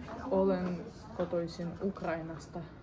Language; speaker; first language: Finnish; non-native, learner; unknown